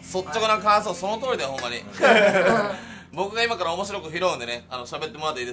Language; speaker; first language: Japanese; native; Japanese